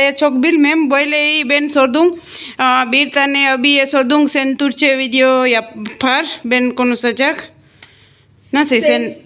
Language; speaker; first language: Turkish; non-native, learner; Gujarati